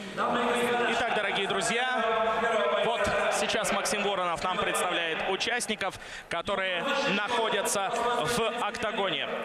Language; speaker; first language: Russian; native; Russian